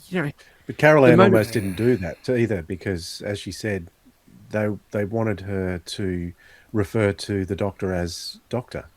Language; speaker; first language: English; native; English